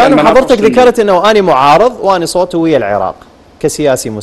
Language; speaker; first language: Arabic; native; Arabic